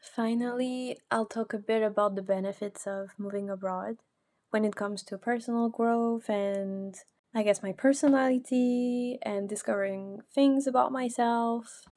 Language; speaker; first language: English; non-native, fluent; French